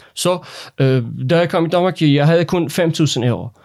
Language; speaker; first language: Danish; non-native, fluent; Persian